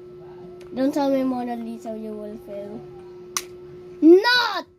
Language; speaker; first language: English; non-native, local second language; Filipino